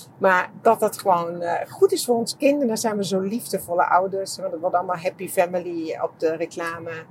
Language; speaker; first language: Dutch; non-native, fluent; Czech